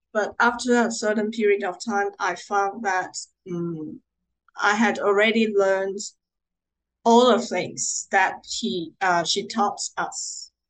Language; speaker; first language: English; non-native, local second language; Cantonese